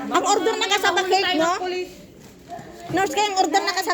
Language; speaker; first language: Filipino; native; Filipino